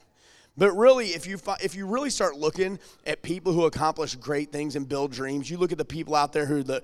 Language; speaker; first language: English; native; English